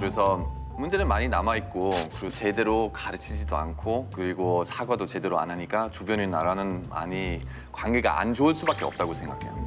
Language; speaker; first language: Korean; non-native, fluent; German